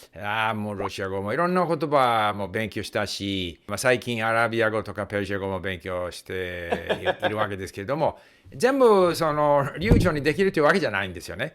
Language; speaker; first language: Japanese; non-native, fluent; English